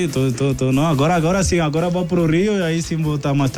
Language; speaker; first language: Portuguese; non-native, local second language; Spanish